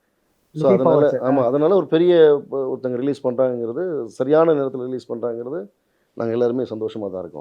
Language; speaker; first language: Tamil; native; Tamil